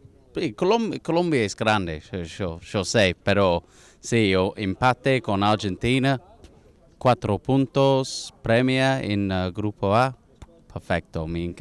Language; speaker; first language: Spanish; non-native, learner; English